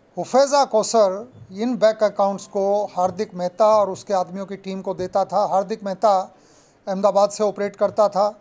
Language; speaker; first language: Hindi; non-native, local second language; Gujarati